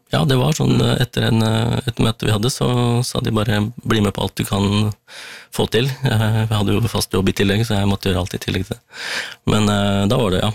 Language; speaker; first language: Norwegian; early bilingual, other home language; Tamil